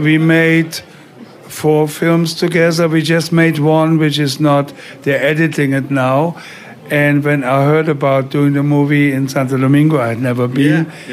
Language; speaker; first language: English; non-native, fluent; German